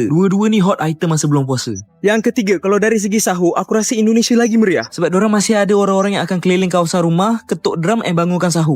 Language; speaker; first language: Malay; native; Malay